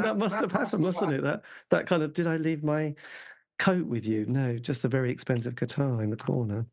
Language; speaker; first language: English; native; English